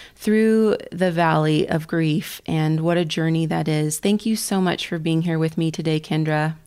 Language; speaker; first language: English; native; English